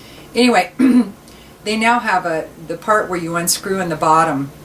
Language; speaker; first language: English; native; English